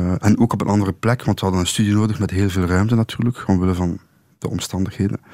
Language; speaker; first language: Dutch; native; Dutch